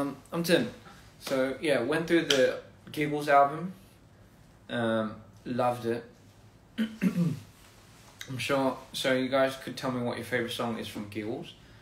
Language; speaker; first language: English; early bilingual, other home language; Korean